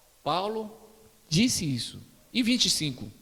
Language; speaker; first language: Portuguese; non-native, learner; Korean